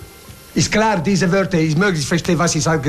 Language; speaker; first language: German; non-native, learner; Italian